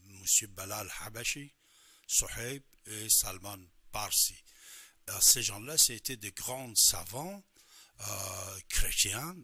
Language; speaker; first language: French; non-native, fluent; Persian